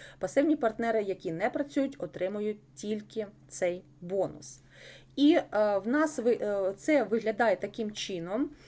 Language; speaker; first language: Ukrainian; non-native, local second language; Russian